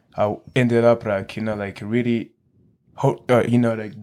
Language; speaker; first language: English; early bilingual, other home language; Kinyarwanda